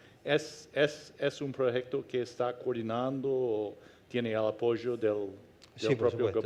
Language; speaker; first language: Spanish; non-native, fluent; Portuguese